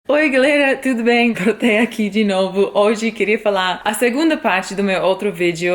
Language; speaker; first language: Portuguese; non-native, fluent; English